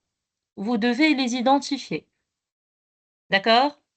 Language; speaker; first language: French; non-native, local second language; Arabic